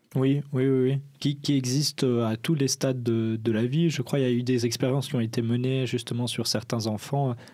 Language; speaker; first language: French; native; French